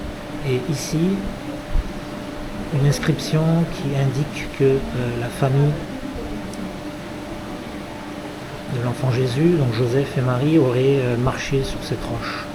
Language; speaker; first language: French; native; French